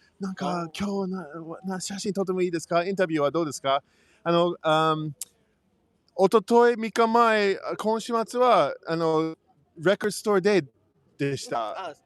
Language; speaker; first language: Japanese; non-native, learner; English